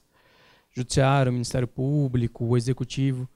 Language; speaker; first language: Portuguese; native; Portuguese